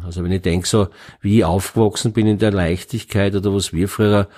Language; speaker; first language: German; native; German